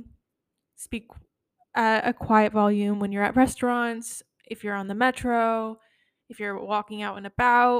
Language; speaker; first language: English; native; English